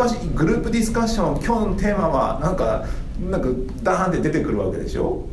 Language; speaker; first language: Japanese; native; Japanese